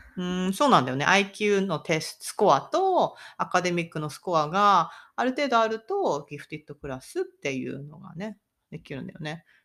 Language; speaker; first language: Japanese; native; Japanese